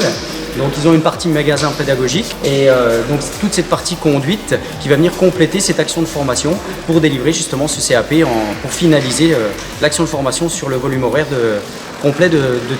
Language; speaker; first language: French; native; French